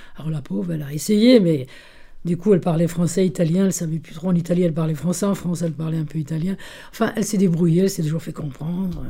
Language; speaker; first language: French; early bilingual, other home language; Italian